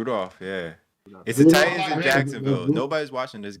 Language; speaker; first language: English; native; English